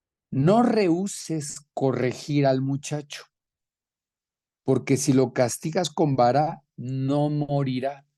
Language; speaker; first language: Spanish; native; Spanish